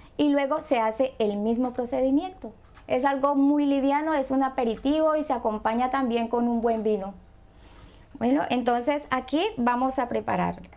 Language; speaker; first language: Spanish; native; Spanish